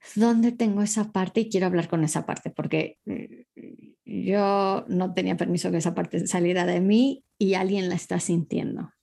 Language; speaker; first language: Spanish; early bilingual, heritage; Spanish